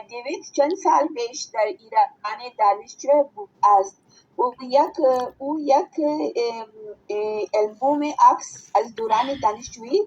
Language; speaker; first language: Persian; non-native, learner; Urdu